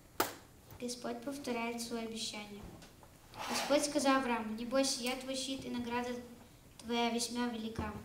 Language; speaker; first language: Russian; early bilingual, heritage; Russian